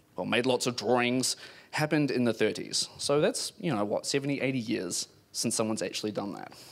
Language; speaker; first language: English; native; English